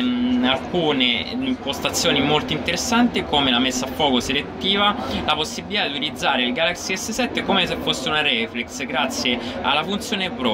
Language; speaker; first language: Italian; native; Italian